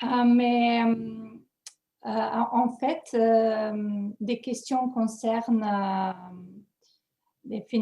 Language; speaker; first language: French; non-native, learner; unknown